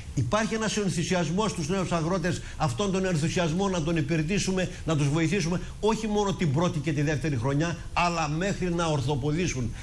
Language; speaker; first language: Greek; native; Greek